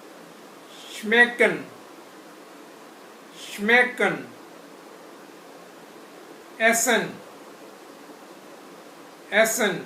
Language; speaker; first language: German; non-native, fluent; Hindi